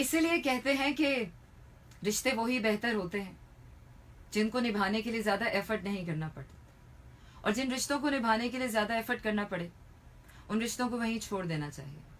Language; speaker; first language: Urdu; native; Urdu